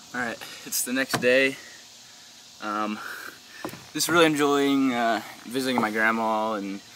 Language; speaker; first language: English; native; English